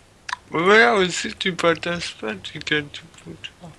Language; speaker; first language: French; native; French